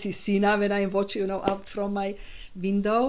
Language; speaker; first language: English; non-native, fluent; Slovak